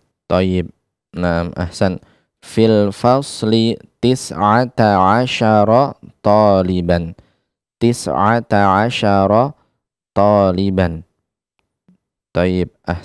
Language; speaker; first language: Arabic; non-native, fluent; Indonesian